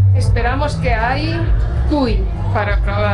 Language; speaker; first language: Spanish; non-native, fluent; Portuguese